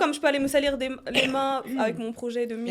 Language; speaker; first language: French; native; French